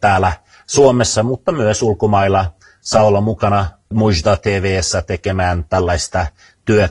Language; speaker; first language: Finnish; early bilingual, heritage; Finnish